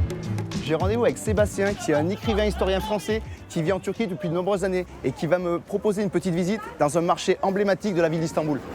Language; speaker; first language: French; native; French